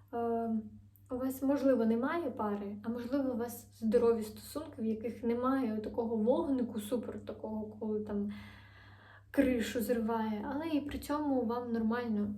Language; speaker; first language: Ukrainian; non-native, local second language; Russian